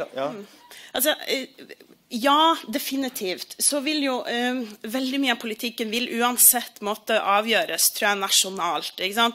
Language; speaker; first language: Norwegian; native; Norwegian